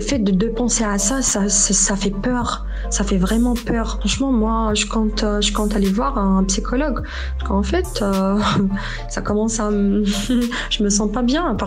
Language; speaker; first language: French; non-native, local second language; Arabic